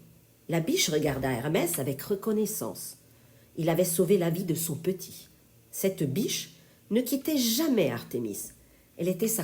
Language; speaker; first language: French; native; French